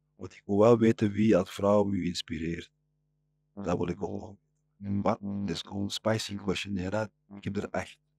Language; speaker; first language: Dutch; non-native, local second language; French